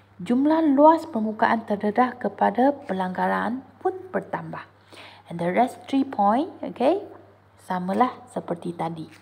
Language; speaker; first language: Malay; non-native, local second language; Chinese